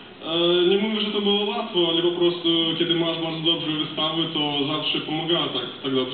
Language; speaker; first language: Polish; non-native, fluent; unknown